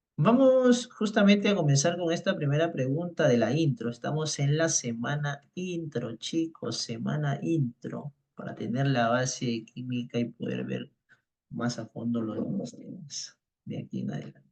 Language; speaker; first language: Spanish; native; Spanish